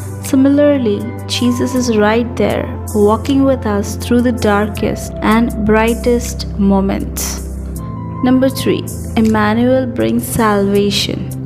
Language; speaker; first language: English; non-native, local second language; Telugu